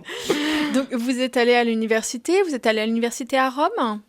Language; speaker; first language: French; native; French